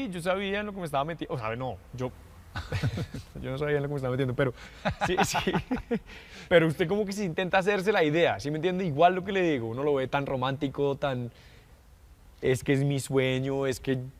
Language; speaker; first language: Spanish; native; Spanish